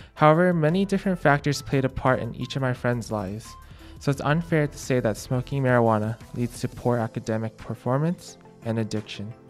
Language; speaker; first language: English; native; English